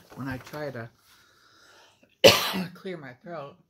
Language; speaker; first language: English; native; English